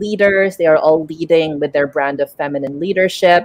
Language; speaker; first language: English; non-native, local second language; Filipino